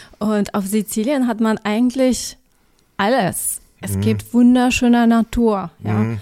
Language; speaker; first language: German; non-native, fluent; Polish